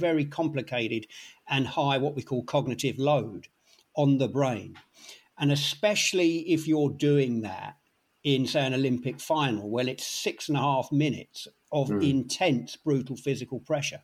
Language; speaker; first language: English; native; English